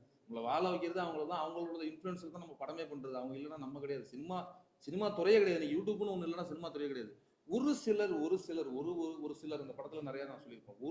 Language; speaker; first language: Tamil; native; Tamil